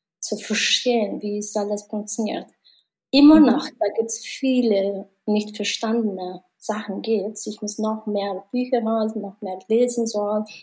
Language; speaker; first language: German; non-native, learner; Mongolian